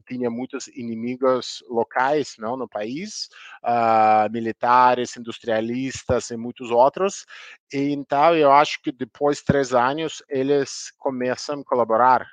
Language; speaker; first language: Portuguese; non-native, learner; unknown